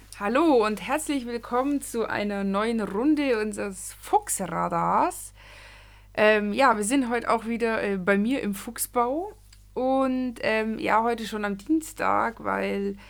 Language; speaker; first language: German; native; German